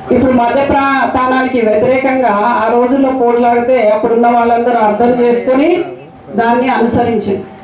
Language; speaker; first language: Telugu; native; Telugu